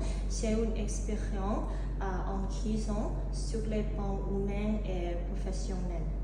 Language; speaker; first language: French; non-native, learner; Thai